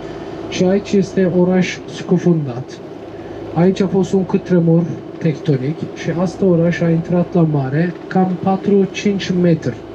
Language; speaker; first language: Romanian; non-native, learner; Turkish